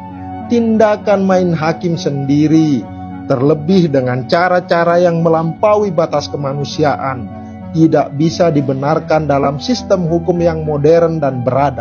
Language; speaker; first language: Indonesian; native; Indonesian